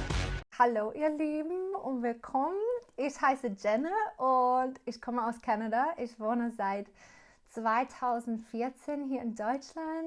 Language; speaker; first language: German; non-native, learner; English